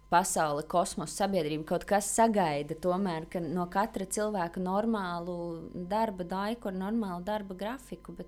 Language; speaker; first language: Latvian; native; Latvian